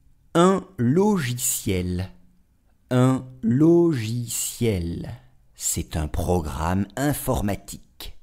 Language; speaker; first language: French; native; French